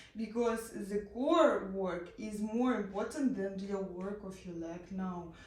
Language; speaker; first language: English; non-native, learner; Ukrainian